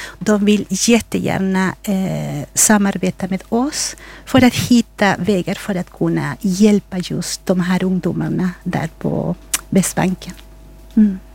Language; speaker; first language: Swedish; non-native, fluent; Spanish